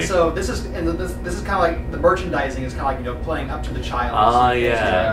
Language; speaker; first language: English; native; English